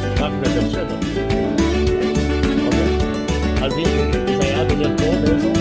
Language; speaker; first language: Hebrew; non-native, fluent; English